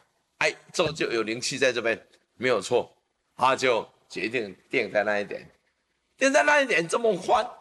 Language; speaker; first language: Chinese; native; Chinese